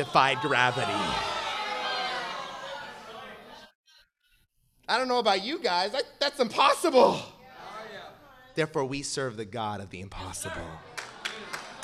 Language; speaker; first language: English; native; English